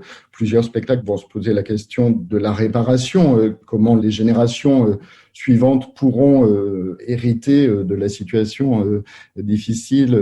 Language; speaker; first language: French; native; French